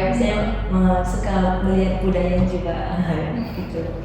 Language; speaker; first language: Indonesian; non-native, learner; Khmer